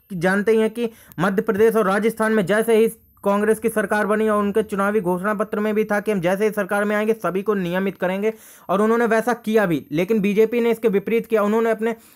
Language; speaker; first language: Hindi; native; Hindi